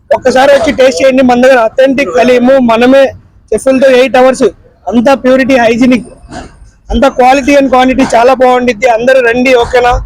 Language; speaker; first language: Telugu; non-native, local second language; Urdu